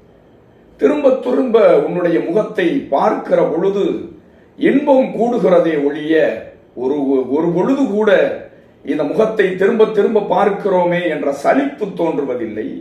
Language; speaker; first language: Tamil; native; Tamil